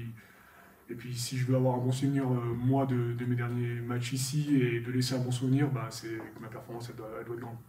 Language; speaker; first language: French; native; French